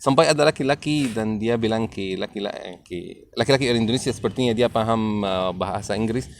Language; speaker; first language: Indonesian; non-native, learner; Arabic